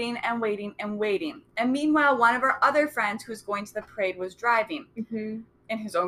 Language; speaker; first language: English; native; English